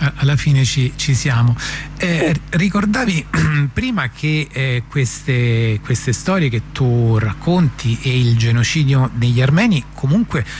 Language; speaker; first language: Italian; native; Italian